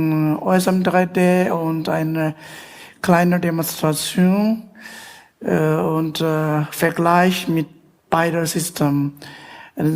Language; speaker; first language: German; non-native, learner; Chinese